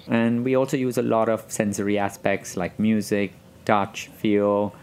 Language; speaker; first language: English; non-native, local second language; Gujarati